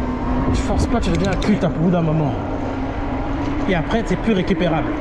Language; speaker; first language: French; native; French